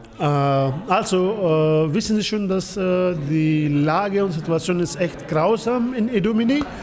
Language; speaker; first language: German; non-native, fluent; Persian